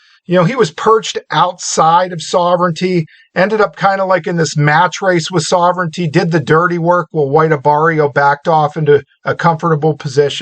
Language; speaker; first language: English; native; English